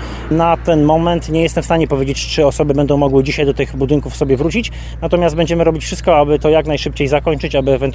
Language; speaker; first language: Polish; native; Polish